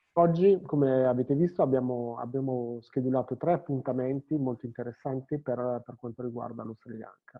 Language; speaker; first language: Italian; native; Italian